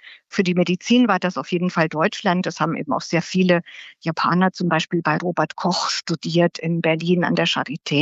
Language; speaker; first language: German; native; German